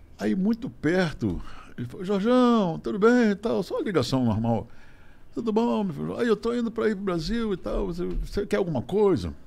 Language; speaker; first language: Portuguese; native; Portuguese